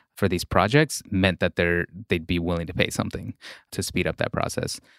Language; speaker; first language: English; non-native, fluent; Russian